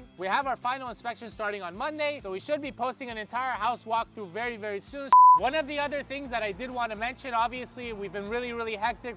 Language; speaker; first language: English; native; English